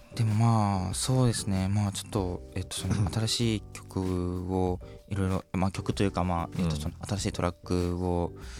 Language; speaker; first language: Japanese; native; Japanese